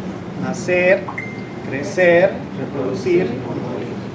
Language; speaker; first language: Spanish; native; Spanish